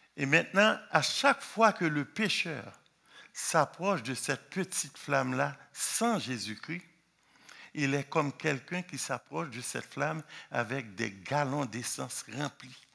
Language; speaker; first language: French; non-native, local second language; Haitian Creole